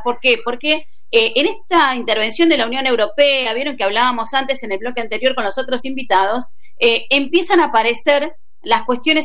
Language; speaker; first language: Spanish; native; Spanish